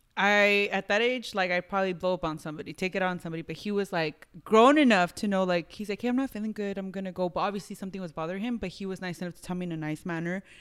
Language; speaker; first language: English; early bilingual, other home language; Spanish